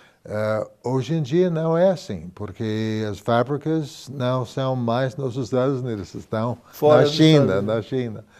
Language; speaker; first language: Portuguese; non-native, fluent; English